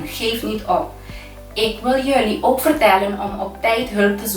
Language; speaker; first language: Dutch; non-native, local second language; Papiamento